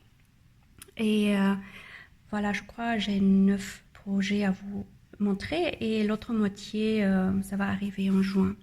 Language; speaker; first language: French; non-native, learner; German